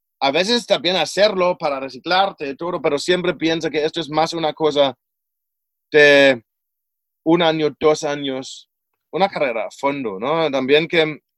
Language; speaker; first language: Spanish; non-native, fluent; German